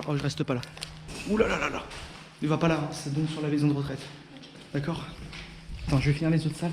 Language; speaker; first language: French; native; French